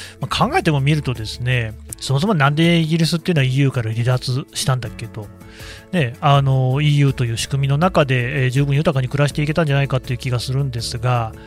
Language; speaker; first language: Japanese; native; Japanese